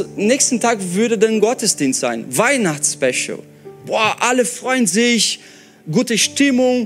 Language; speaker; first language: German; non-native, fluent; Portuguese